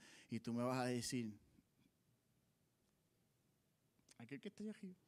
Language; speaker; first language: Spanish; native; Spanish